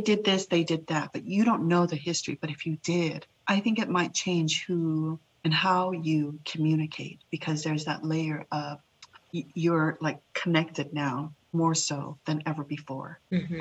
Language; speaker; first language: English; early bilingual, other home language; Lao